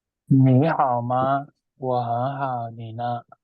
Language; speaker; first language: Chinese; non-native, learner; English